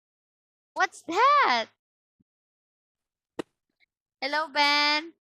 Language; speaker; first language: English; non-native, local second language; Filipino